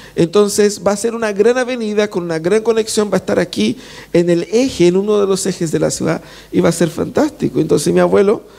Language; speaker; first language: Spanish; non-native, fluent; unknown